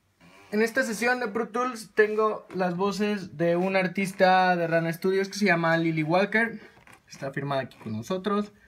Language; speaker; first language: Spanish; native; Spanish